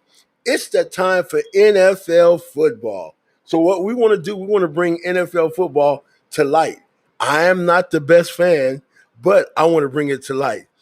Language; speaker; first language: English; native; English